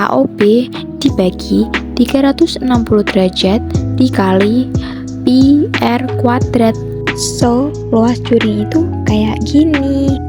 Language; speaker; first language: Indonesian; native; Indonesian